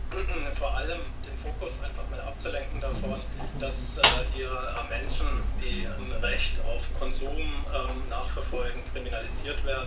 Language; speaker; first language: German; native; German